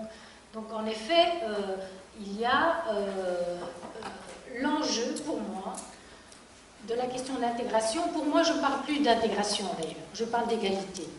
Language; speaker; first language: French; native; French